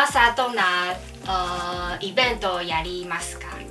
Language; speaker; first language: Japanese; non-native, learner; Chinese